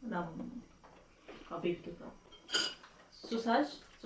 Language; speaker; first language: Japanese; non-native, learner; Arabic